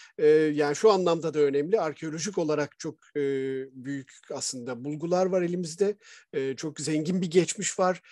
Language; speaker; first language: Turkish; native; Turkish